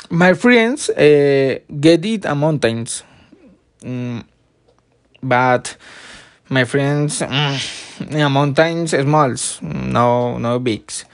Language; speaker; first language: English; non-native, learner; Spanish